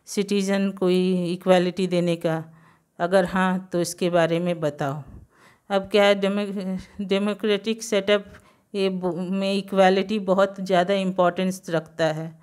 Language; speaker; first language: Hindi; non-native, local second language; Gujarati